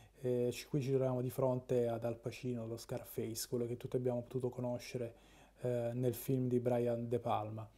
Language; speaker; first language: Italian; native; Italian